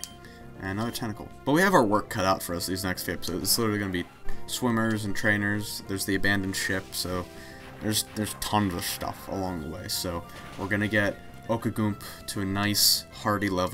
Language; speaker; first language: English; native; English